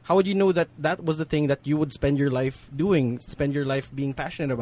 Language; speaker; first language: English; non-native, local second language; Hiligaynon